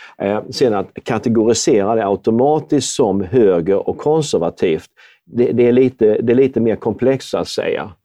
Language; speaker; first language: Swedish; native; Swedish